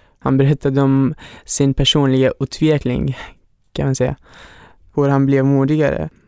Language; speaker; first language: Swedish; non-native, fluent; Hazaragi